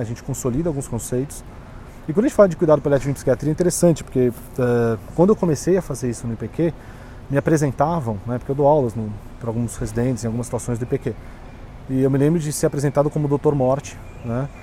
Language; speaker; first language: Portuguese; native; Portuguese